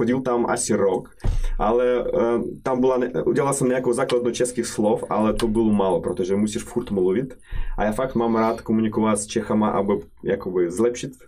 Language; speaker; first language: Czech; non-native, fluent; Russian